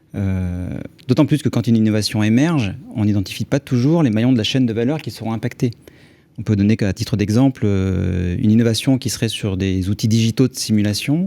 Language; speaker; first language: French; native; French